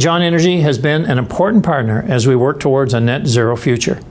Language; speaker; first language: English; native; English